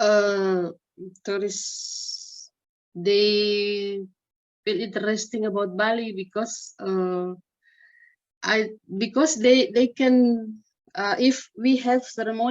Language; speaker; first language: English; non-native, learner; Indonesian